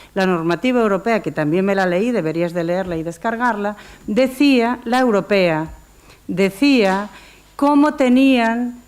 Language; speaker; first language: Spanish; non-native, local second language; Galician